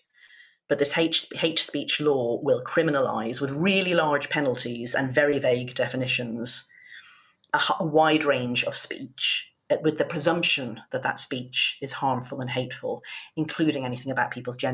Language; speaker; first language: English; native; English